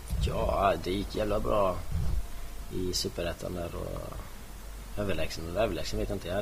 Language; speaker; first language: Swedish; early bilingual, other home language; Bosnian